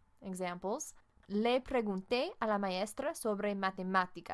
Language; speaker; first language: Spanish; non-native, fluent; English